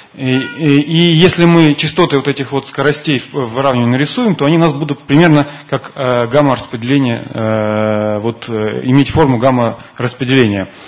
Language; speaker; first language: Russian; native; Russian